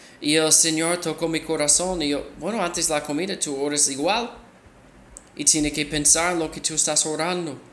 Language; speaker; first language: Spanish; non-native, fluent; English